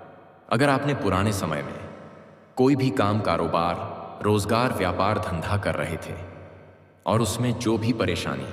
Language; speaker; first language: Hindi; native; Hindi